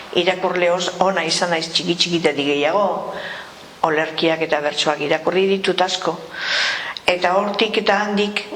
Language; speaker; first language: Basque; native; Basque